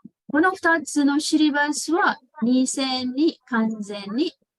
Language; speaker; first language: Japanese; non-native, fluent; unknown